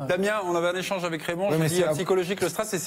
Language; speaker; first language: French; native; French